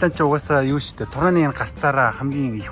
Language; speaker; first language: Mongolian; native; Mongolian